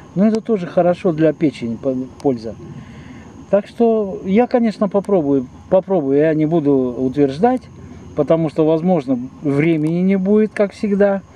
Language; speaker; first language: Russian; native; Russian